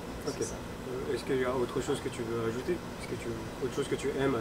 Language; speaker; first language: French; early bilingual, other home language; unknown